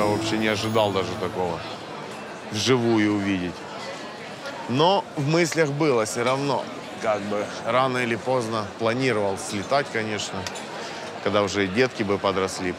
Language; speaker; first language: Russian; native; Russian